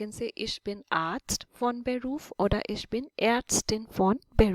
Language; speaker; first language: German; non-native, fluent; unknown